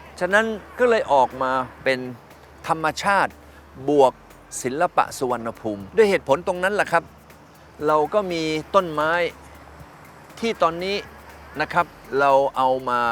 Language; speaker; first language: Thai; native; Thai